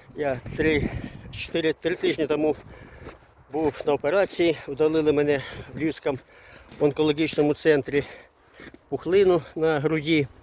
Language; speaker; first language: Ukrainian; non-native, local second language; Russian